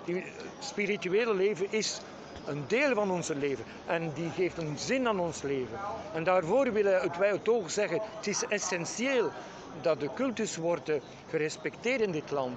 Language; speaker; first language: Dutch; non-native, local second language; French